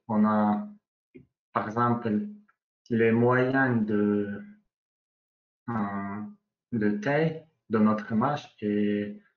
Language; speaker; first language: French; non-native, learner; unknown